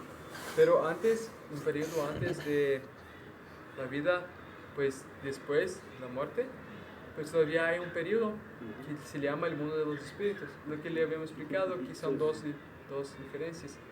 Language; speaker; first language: Spanish; native; Spanish